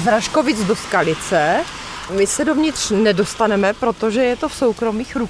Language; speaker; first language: Czech; native; Czech